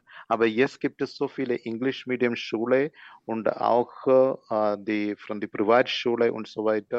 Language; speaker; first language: German; non-native, learner; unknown